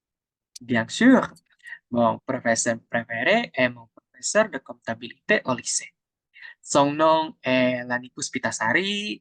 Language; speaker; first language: French; non-native, learner; Indonesian